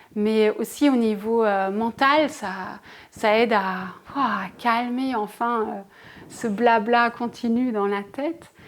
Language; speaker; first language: French; non-native, fluent; German